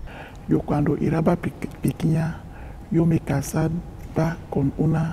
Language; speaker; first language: Spanish; non-native, learner; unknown